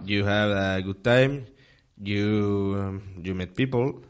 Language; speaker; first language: English; non-native, learner; Spanish